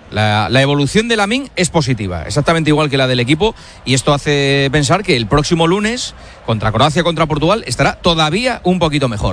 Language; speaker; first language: Spanish; native; Spanish